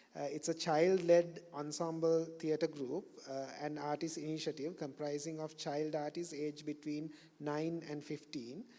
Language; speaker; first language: English; non-native, local second language; Sinhala